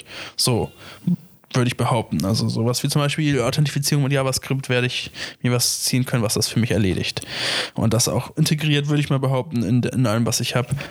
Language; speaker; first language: German; native; German